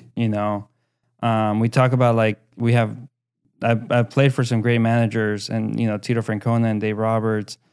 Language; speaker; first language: English; early bilingual, other home language; Spanish